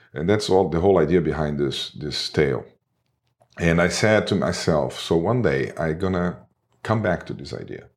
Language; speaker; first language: English; non-native, fluent; Portuguese